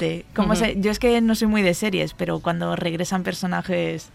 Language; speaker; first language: Spanish; native; Spanish